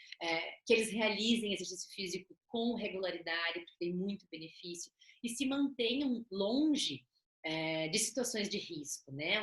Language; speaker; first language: Portuguese; native; Portuguese